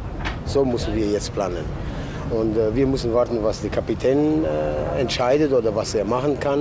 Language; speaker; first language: German; non-native, learner; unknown